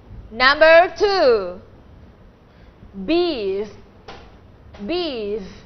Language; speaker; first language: English; non-native, fluent; Thai